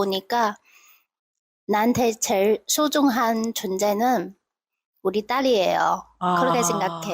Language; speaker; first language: Korean; non-native, local second language; Chinese